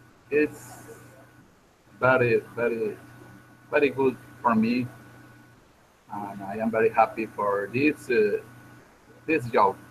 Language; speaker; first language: English; non-native, learner; Spanish